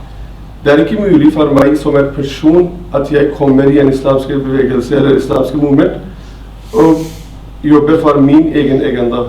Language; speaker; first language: Norwegian; non-native, fluent; Urdu